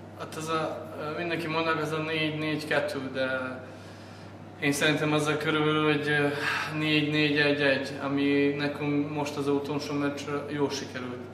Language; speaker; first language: Hungarian; non-native, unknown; Serbian